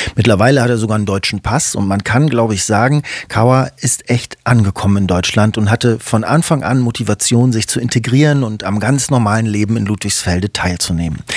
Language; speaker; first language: German; native; German